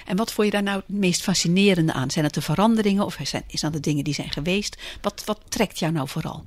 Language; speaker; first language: Dutch; native; Dutch